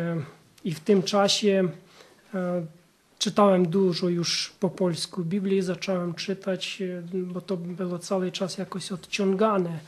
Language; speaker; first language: Polish; non-native, fluent; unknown